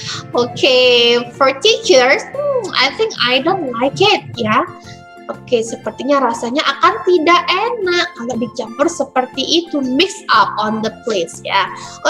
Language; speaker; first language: English; non-native, fluent; Indonesian